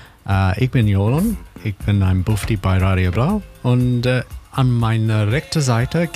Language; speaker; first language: German; non-native, learner; English